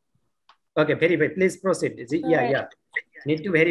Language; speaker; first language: English; non-native, learner; Bangla